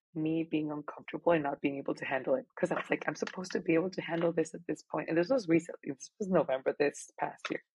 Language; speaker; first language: English; non-native, fluent; Spanish